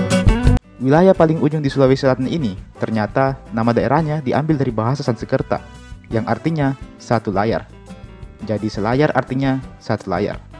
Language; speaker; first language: Indonesian; native; Indonesian